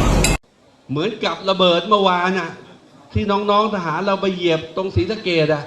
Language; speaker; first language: Thai; native; Thai